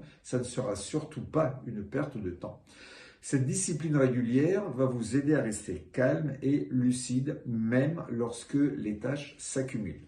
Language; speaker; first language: French; native; French